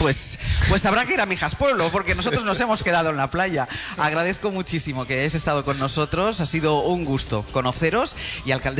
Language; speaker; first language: Spanish; native; Spanish